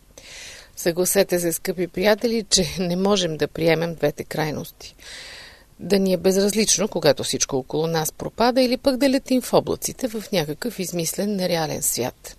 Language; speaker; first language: Bulgarian; native; Bulgarian